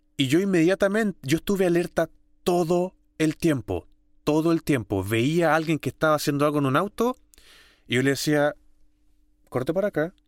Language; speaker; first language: Spanish; native; Spanish